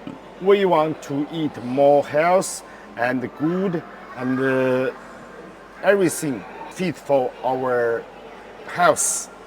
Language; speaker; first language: English; non-native, learner; Chinese